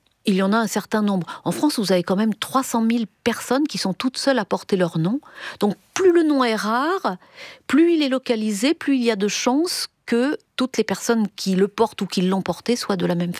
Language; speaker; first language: French; native; French